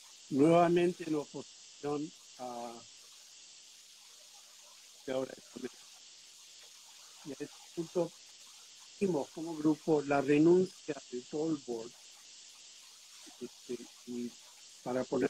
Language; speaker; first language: Spanish; native; Spanish